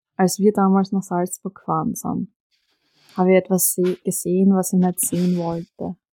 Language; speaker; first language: German; native; German